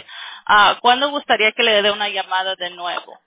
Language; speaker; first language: Spanish; early bilingual, other home language; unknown